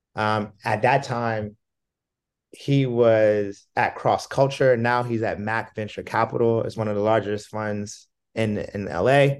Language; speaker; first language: English; native; English